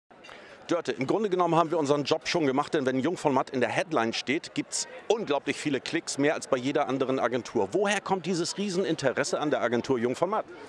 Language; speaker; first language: German; native; German